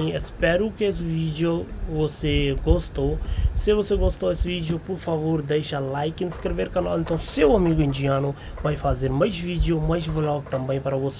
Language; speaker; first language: Portuguese; non-native, learner; Hindi